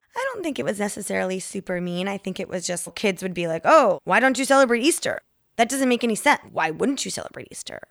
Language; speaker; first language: English; native; English